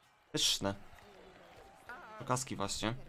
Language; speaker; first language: Polish; native; Polish